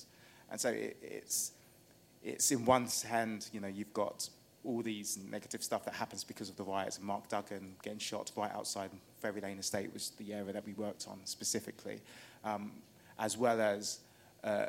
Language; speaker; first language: English; native; English